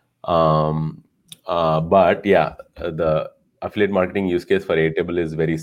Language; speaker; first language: English; non-native, local second language; Telugu